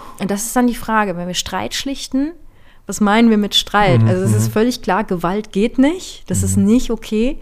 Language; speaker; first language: German; early bilingual, other home language; Persian